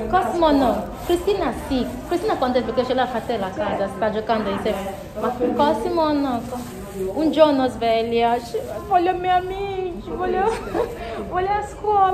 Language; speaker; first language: Italian; non-native, learner; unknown